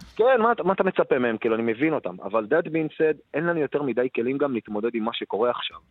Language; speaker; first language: Hebrew; non-native, local second language; Arabic